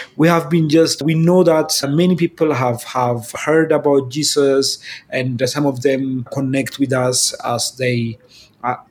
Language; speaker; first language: English; non-native, fluent; Amharic